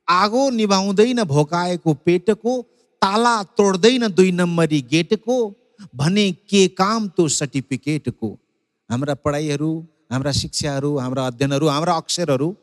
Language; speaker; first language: Nepali; native; Nepali